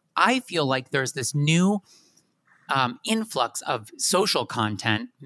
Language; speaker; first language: English; native; English